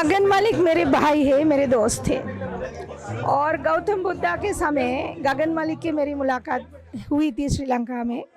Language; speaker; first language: Hindi; non-native, local second language; Sinhala